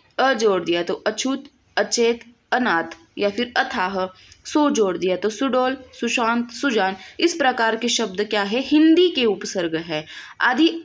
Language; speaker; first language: Hindi; non-native, local second language; Marathi